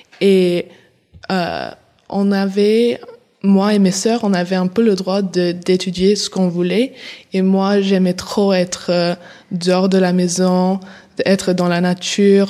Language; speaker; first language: French; early bilingual, heritage; English